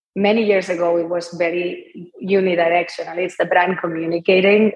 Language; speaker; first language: English; non-native, fluent; Spanish